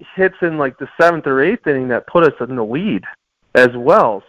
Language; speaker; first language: English; native; English